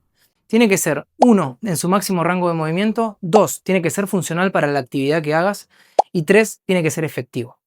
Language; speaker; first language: Spanish; native; Spanish